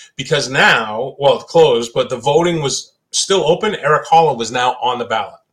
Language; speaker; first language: English; native; English